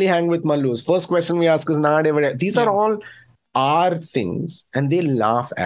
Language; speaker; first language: English; non-native, local second language; Malayalam